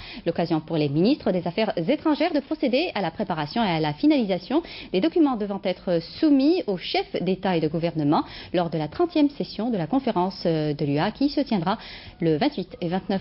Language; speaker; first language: French; non-native, local second language; Arabic